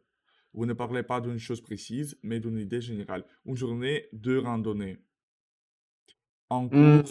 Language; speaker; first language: French; non-native, learner; Russian